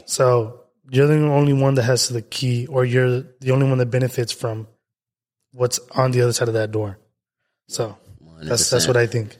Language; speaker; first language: English; early bilingual, other home language; Spanish